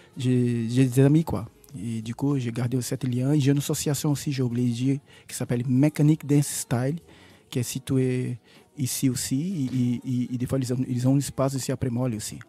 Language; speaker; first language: French; non-native, fluent; Portuguese